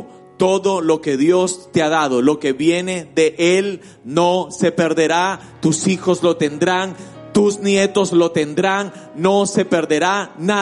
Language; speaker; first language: Spanish; native; Spanish